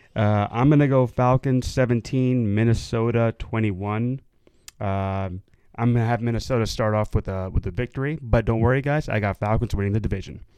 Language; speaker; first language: English; native; English